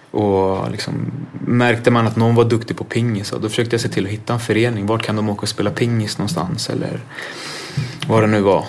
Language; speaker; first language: Swedish; native; Swedish